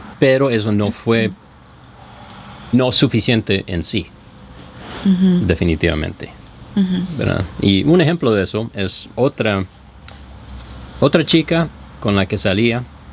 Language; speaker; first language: Spanish; non-native, fluent; English